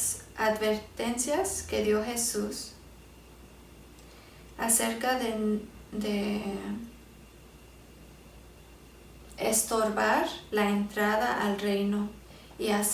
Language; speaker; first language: Spanish; early bilingual, heritage; Spanish